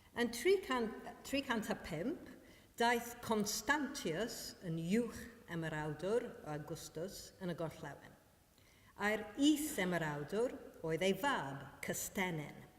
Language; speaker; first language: Welsh; non-native, fluent; Maltese